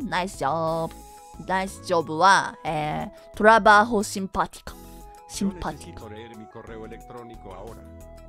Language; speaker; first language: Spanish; non-native, learner; Japanese